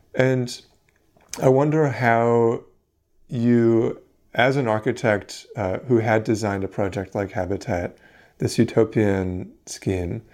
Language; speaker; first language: English; native; English